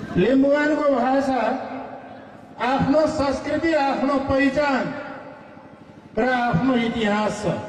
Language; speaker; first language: Nepali; non-native, local second language; Maithili